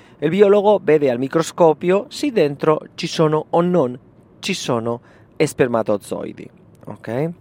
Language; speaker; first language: Italian; non-native, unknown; Spanish